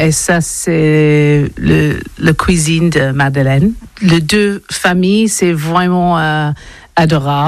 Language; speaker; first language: French; non-native, learner; English